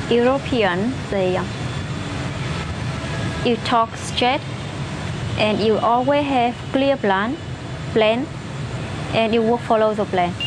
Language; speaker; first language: English; non-native, fluent; Vietnamese